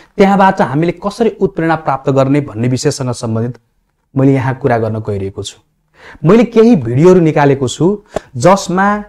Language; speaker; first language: Nepali; native; Nepali